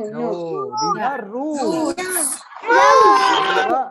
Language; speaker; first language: English; non-native, learner; Arabic